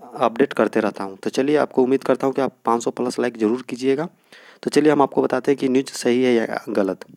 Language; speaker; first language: Hindi; native; Hindi